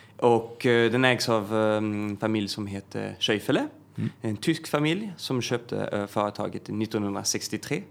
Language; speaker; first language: Swedish; early bilingual, heritage; French